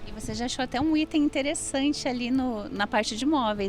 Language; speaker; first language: Portuguese; native; Portuguese